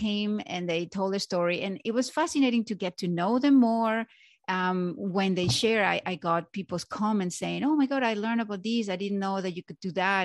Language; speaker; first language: English; non-native, fluent; Spanish